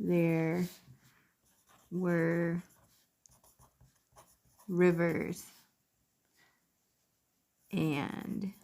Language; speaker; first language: English; native; English